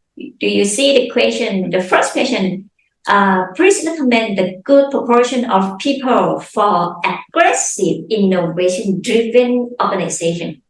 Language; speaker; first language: English; non-native, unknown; Thai